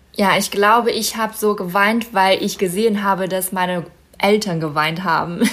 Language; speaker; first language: German; non-native, fluent; Chinese